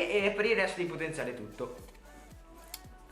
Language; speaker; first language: Italian; native; Italian